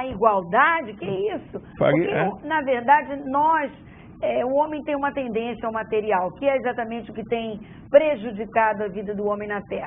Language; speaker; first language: Portuguese; native; Portuguese